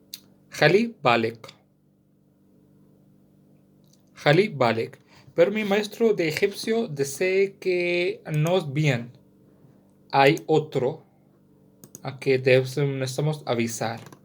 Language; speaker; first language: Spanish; non-native, learner; Sindhi